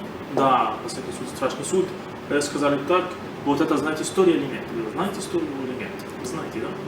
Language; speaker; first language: Russian; non-native, learner; Arabic